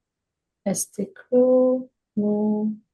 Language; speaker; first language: French; non-native, learner; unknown